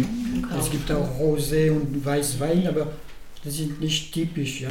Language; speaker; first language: German; non-native, learner; French